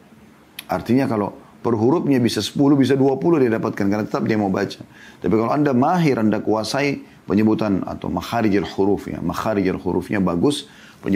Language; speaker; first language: Indonesian; native; Indonesian